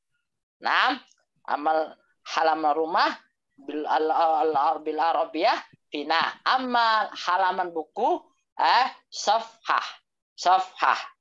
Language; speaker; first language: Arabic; non-native, fluent; Indonesian